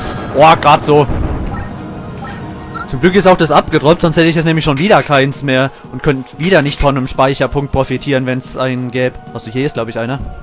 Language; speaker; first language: German; native; German